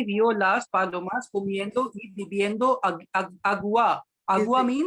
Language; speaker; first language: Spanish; non-native, learner; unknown